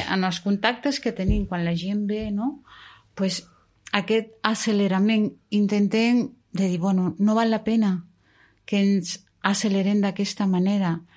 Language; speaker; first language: Catalan; non-native, local second language; Spanish